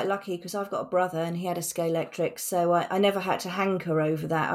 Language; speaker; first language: English; native; English